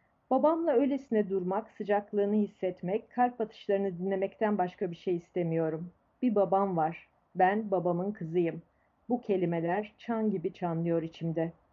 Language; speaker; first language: Turkish; native; Turkish